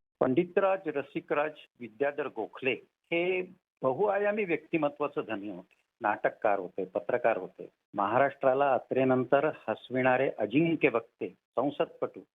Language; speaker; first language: Marathi; native; Marathi